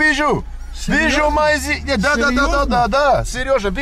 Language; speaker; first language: Russian; non-native, learner; English